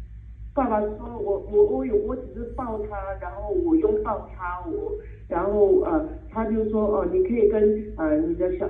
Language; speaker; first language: Chinese; native; Chinese